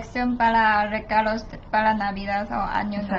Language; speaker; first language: Spanish; non-native, learner; Chinese